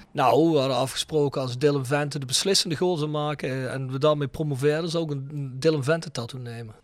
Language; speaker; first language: Dutch; native; Dutch